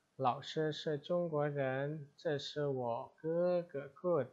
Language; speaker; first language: Chinese; non-native, fluent; Indonesian